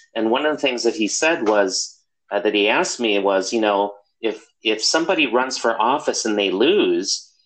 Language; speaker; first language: English; native; English